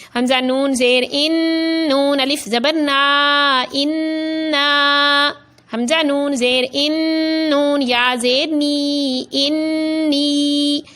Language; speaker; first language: Urdu; non-native, local second language; Punjabi